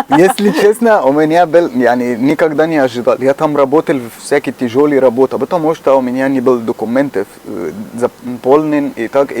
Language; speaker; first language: Russian; non-native, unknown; Arabic